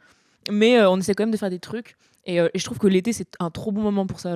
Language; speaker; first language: French; native; French